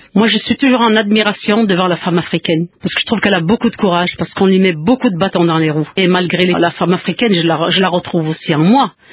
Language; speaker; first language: French; non-native, local second language; Kabyle